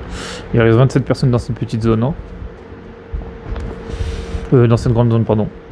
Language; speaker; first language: French; native; French